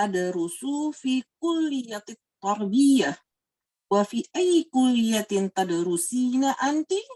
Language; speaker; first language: Arabic; non-native, learner; Indonesian